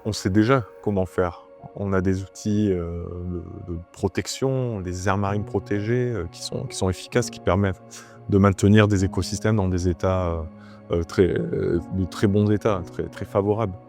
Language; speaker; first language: French; native; French